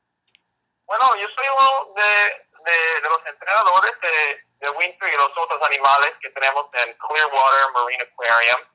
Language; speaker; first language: Spanish; non-native, fluent; English